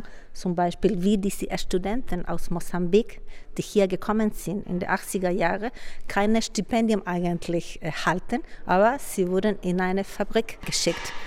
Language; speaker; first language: German; non-native, fluent; Spanish